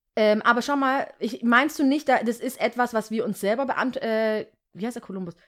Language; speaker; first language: German; early bilingual, other home language; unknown